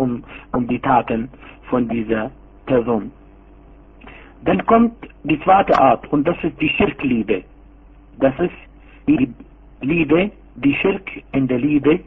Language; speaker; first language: German; non-native, fluent; Arabic